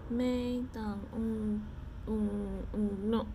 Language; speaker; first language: Vietnamese; non-native, learner; English